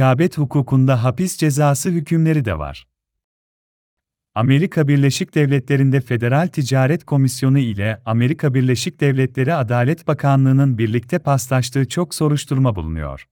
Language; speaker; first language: Turkish; native; Turkish